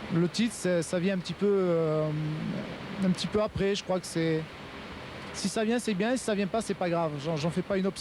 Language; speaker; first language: French; native; French